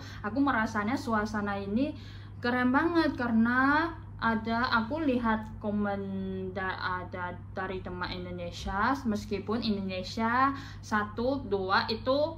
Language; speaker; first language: Indonesian; non-native, fluent; Chinese